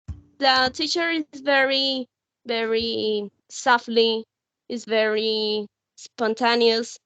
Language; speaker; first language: English; non-native, learner; Spanish